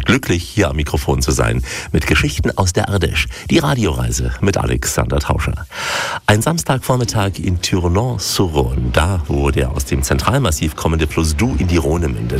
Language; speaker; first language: German; native; German